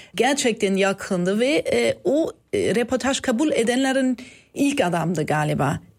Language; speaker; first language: Turkish; non-native, fluent; German